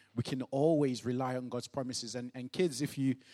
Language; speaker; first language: English; non-native, local second language; Yoruba